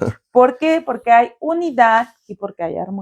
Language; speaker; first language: Spanish; native; Spanish